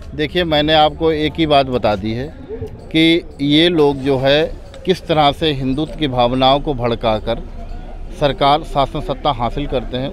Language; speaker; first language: Hindi; native; Hindi